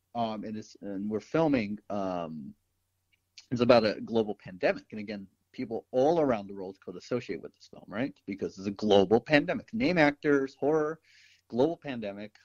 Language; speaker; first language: English; native; English